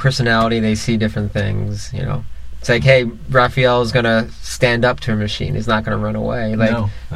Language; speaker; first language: English; native; English